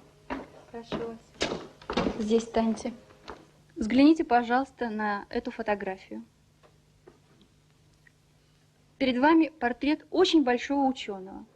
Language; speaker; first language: Russian; native; Russian